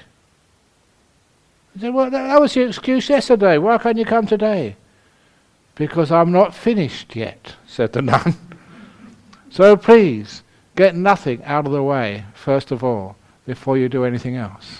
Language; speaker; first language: English; native; English